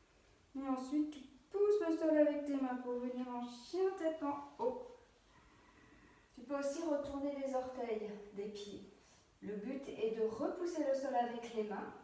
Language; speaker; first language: French; native; French